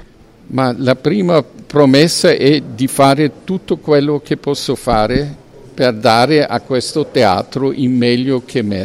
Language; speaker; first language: Italian; non-native, fluent; German